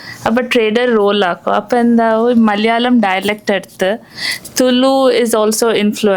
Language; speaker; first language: Malayalam; non-native, local second language; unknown